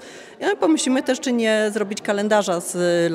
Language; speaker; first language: Polish; native; Polish